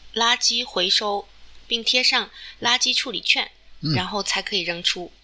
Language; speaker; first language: Chinese; native; Chinese